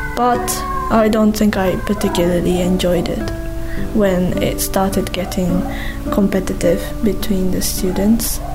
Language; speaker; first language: English; non-native, fluent; Japanese